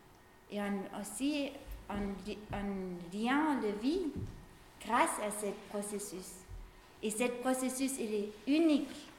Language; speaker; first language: French; non-native, fluent; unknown